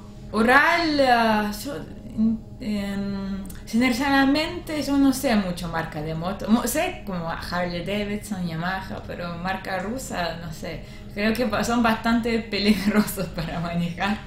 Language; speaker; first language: Spanish; non-native, learner; Russian